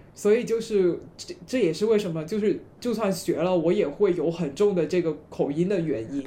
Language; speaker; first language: Chinese; non-native, local second language; Cantonese